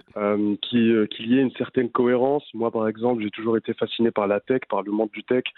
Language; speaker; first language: French; non-native, local second language; Arabic